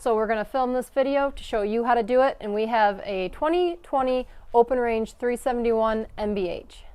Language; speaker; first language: English; native; English